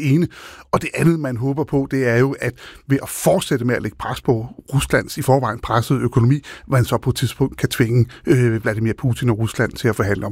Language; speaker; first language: Danish; native; Danish